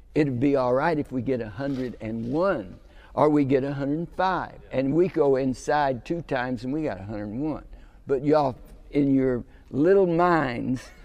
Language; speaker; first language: English; native; English